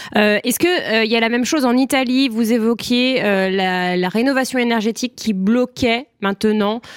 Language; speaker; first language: French; native; French